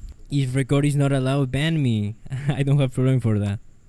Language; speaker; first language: English; non-native, learner; Spanish